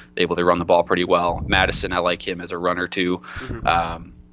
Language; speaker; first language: English; native; English